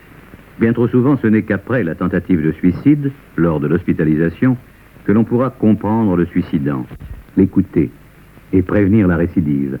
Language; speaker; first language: French; native; French